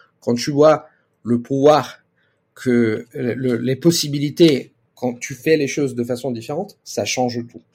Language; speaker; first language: French; non-native, fluent; Italian